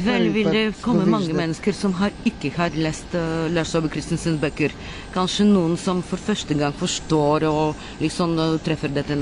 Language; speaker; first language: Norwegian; non-native, fluent; Bulgarian